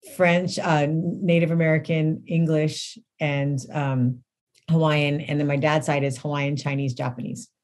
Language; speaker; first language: English; native; English